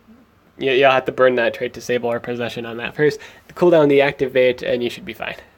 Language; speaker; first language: English; native; English